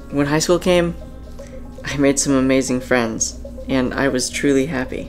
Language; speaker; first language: English; native; English